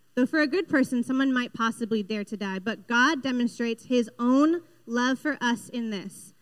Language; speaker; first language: English; native; English